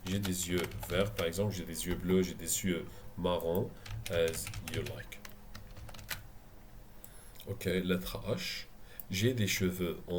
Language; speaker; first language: French; non-native, fluent; Arabic